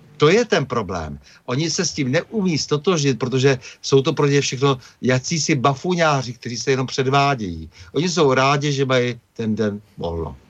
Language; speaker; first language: Czech; native; Czech